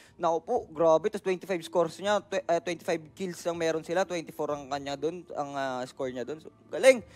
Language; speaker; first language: Filipino; native; Filipino